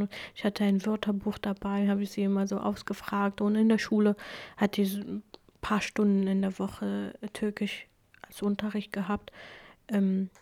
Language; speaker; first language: German; non-native, fluent; Kurdish